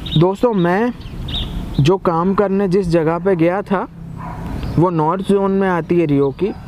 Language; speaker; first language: Hindi; native; Hindi